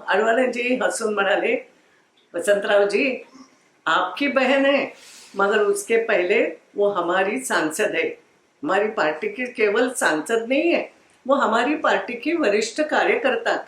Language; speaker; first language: Hindi; non-native, local second language; Marathi